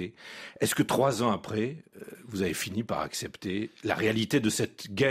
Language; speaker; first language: French; native; French